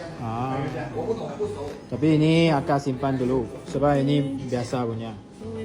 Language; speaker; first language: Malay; non-native, local second language; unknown